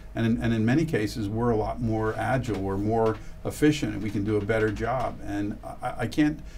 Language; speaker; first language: English; native; English